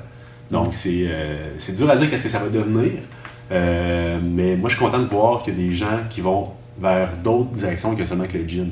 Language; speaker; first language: French; native; French